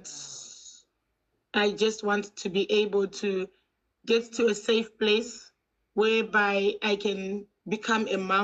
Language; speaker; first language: English; non-native, local second language; Shona